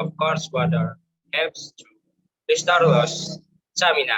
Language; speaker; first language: English; non-native, learner; Indonesian